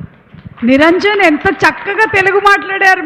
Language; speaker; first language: Telugu; native; Telugu